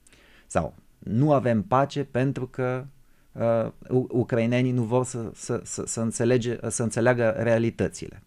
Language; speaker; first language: Romanian; non-native, fluent; Bulgarian